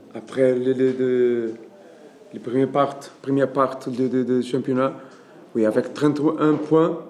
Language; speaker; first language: French; non-native, learner; Portuguese